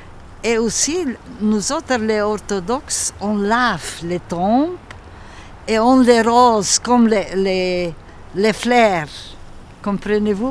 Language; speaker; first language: French; non-native, local second language; Macedonian